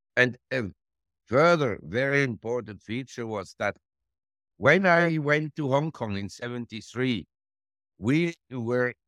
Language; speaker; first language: English; non-native, fluent; German